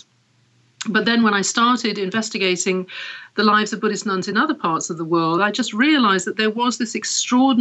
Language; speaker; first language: English; native; English